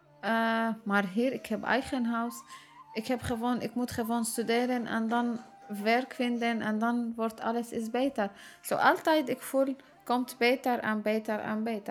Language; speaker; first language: Dutch; non-native, learner; Arabic